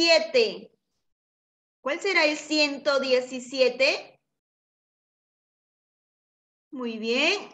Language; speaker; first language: Spanish; native; Spanish